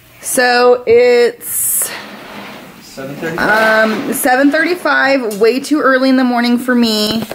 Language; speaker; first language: English; native; English